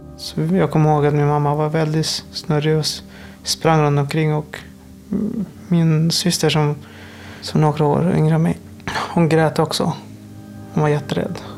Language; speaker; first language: Swedish; non-native, fluent; Persian